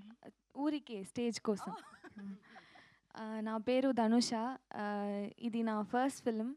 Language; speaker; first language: Telugu; non-native, local second language; Tamil